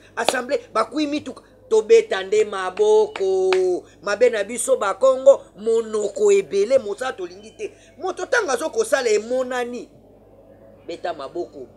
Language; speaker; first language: Lingala; non-native, local second language; Kongo